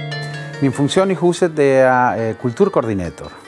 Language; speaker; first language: Danish; non-native, fluent; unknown